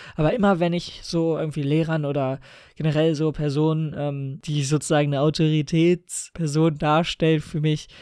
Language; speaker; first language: German; native; German